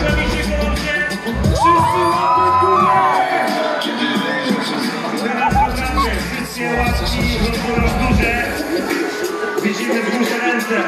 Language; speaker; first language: Polish; native; Polish